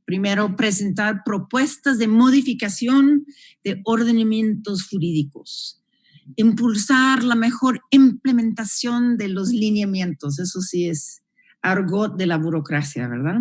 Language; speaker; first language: Spanish; non-native, fluent; English